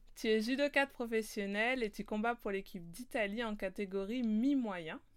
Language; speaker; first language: French; native; French